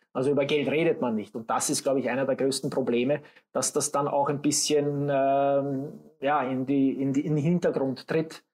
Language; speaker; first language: German; early bilingual, other home language; English